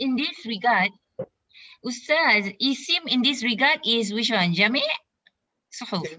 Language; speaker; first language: English; non-native, local second language; Malay